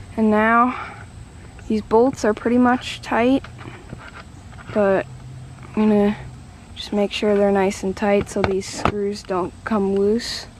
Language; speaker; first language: English; native; English